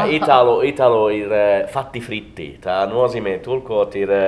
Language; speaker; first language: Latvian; non-native, learner; Italian